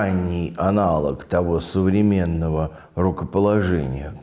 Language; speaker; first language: Russian; native; Russian